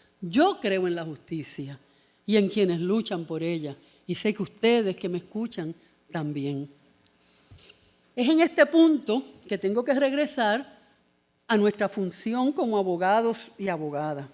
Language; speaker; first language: Spanish; native; Spanish